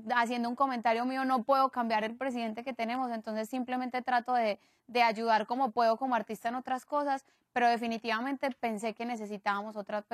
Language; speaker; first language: Spanish; native; Spanish